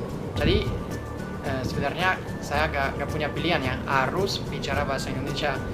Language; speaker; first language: Indonesian; non-native, fluent; French